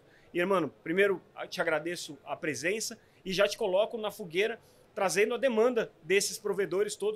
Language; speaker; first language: Portuguese; native; Portuguese